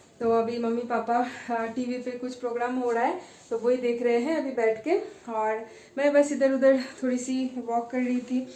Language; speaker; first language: Hindi; non-native, local second language; Bangla